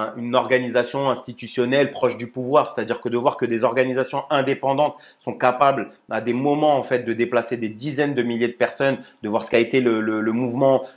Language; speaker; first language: French; native; French